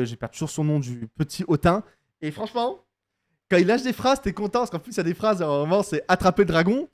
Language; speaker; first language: French; native; French